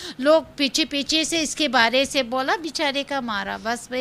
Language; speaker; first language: Hindi; non-native, learner; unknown